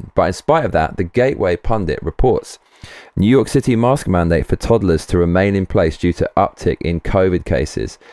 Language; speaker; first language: English; native; English